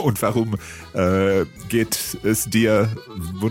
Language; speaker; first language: German; non-native, learner; English